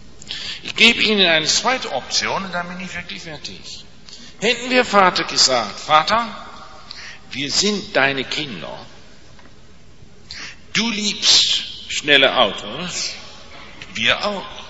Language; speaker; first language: German; non-native, fluent; English